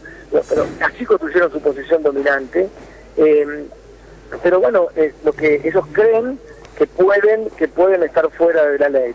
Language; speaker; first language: Spanish; native; Spanish